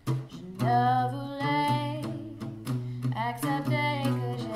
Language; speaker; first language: French; non-native, learner; English